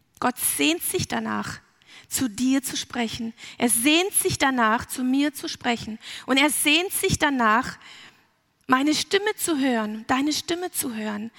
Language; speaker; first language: German; early bilingual, heritage; German